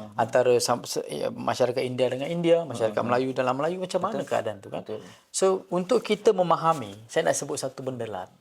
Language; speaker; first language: Malay; non-native, local second language; Tamil